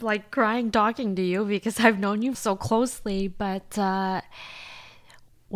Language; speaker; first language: English; early bilingual, other home language; Chinese